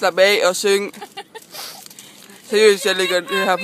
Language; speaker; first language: Danish; native; Danish